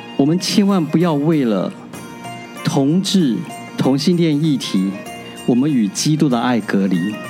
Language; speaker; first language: Chinese; native; Chinese